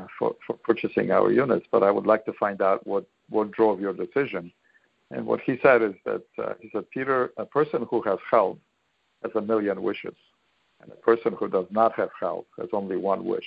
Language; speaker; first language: English; non-native, fluent; Polish